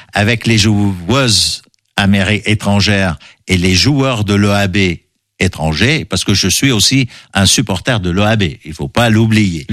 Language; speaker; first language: French; non-native, local second language; Arabic